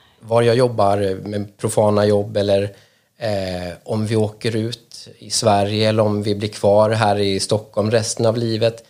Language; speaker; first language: Swedish; native; Swedish